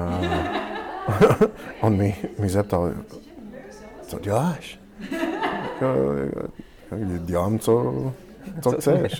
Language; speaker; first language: Czech; non-native, learner; English